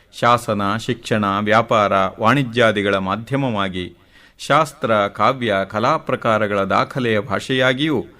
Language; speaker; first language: Kannada; native; Kannada